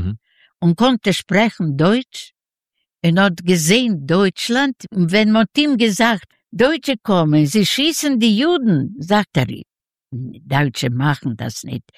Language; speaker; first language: German; non-native, learner; Yiddish